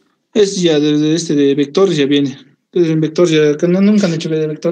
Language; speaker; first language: Spanish; native; Spanish